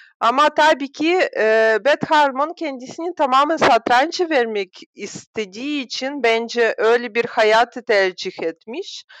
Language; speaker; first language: Turkish; non-native, fluent; Russian